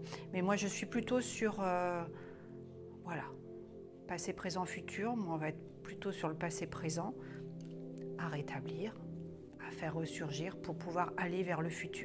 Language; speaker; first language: French; native; French